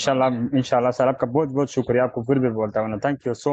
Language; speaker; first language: Hindi; non-native, learner; Pashto